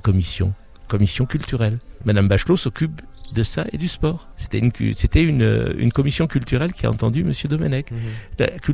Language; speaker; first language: French; native; French